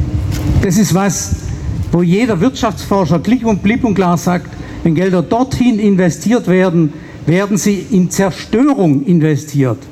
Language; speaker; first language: German; native; German